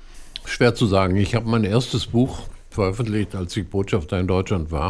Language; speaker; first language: German; non-native, fluent; Hebrew